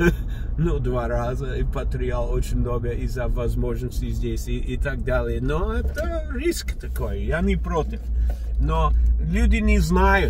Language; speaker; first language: Russian; non-native, fluent; English